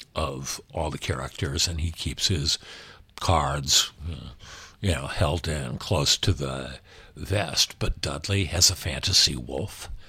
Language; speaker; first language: English; native; English